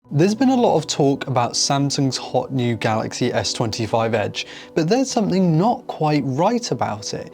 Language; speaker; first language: English; native; English